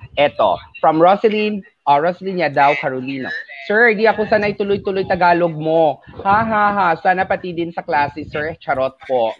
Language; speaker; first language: Filipino; non-native, local second language; Hiligaynon